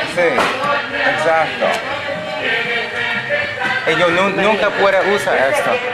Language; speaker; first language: Spanish; non-native, learner; English